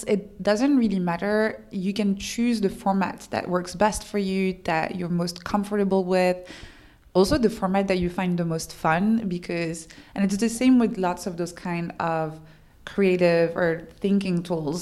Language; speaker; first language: English; non-native, fluent; French